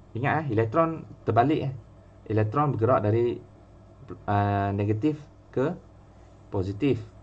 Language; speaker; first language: Malay; native; Malay